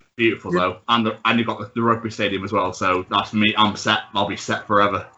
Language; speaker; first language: English; native; English